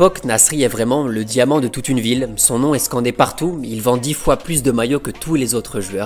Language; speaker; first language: French; native; French